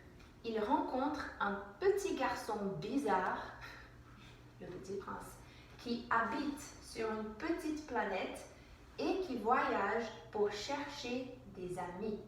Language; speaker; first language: French; non-native, fluent; English